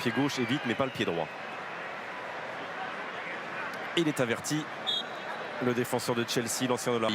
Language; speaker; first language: French; native; French